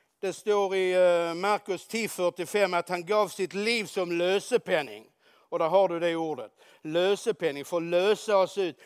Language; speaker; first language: Swedish; native; Swedish